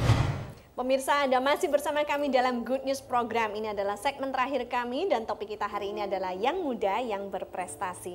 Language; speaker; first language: Indonesian; native; Indonesian